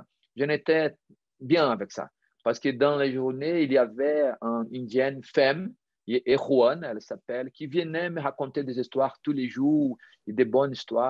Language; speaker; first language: French; non-native, fluent; Portuguese